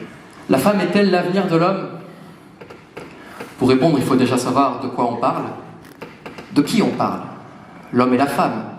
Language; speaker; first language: French; native; French